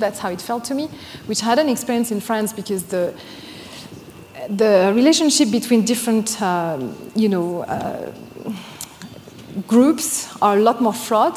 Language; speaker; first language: English; non-native, fluent; French